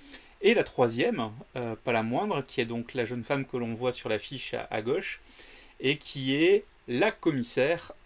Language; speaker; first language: French; native; French